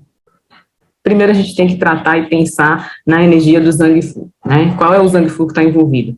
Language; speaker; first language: Portuguese; native; Portuguese